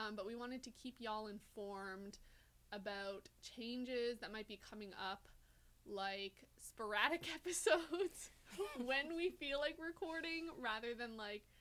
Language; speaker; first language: English; native; English